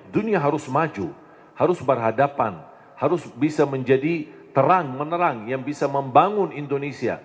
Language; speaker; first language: Indonesian; non-native, fluent; Arabic